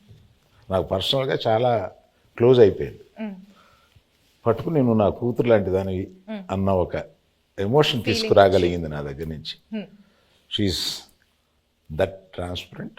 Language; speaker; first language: Telugu; native; Telugu